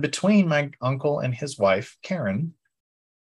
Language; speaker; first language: English; native; English